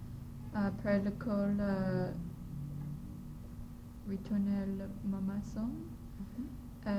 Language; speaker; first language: French; non-native, learner; English